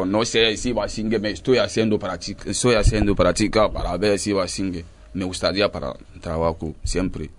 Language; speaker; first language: Spanish; non-native, learner; French